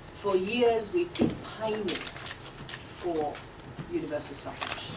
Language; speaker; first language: English; non-native, local second language; Chinese